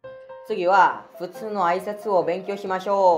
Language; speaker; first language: Japanese; non-native, learner; Indonesian